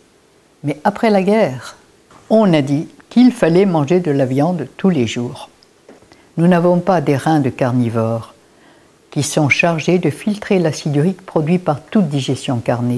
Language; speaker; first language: French; native; French